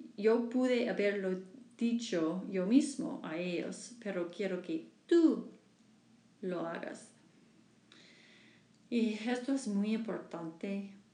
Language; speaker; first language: Spanish; non-native, learner; English